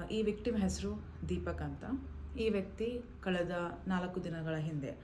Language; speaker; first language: Kannada; non-native, local second language; Malayalam